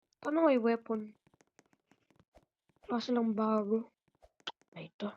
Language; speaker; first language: Filipino; native; Filipino